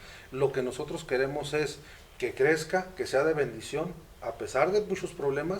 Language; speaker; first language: Spanish; native; Spanish